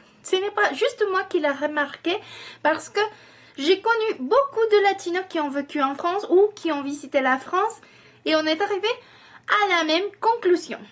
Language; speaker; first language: French; non-native, fluent; Spanish